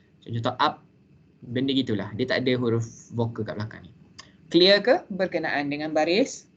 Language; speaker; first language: Malay; native; Malay